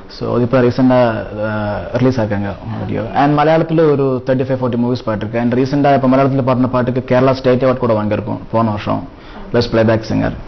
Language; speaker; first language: Tamil; non-native, local second language; Malayalam